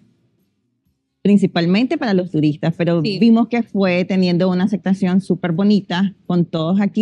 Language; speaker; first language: Spanish; native; Spanish